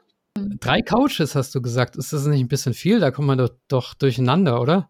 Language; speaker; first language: German; native; German